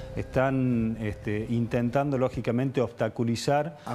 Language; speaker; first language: Spanish; native; Spanish